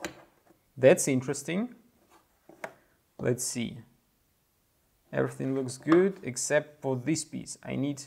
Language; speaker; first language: English; non-native, fluent; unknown